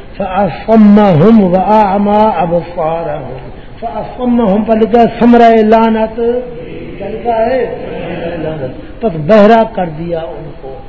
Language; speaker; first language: Urdu; non-native, local second language; Pashto